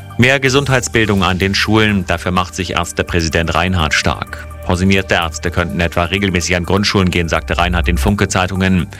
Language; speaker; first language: German; native; German